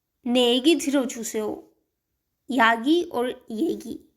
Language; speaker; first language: Korean; non-native, learner; Hindi